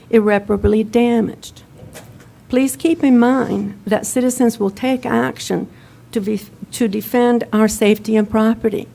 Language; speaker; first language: English; non-native, fluent; Spanish